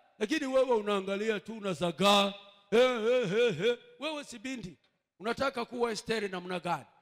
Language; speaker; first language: Swahili; non-native, local second language; Kinyarwanda